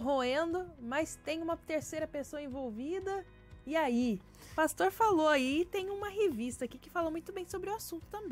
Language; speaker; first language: Portuguese; native; Portuguese